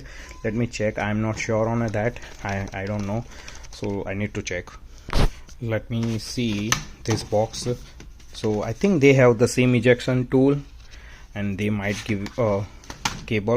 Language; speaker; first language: English; non-native, fluent; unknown